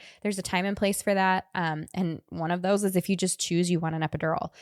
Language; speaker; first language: English; native; English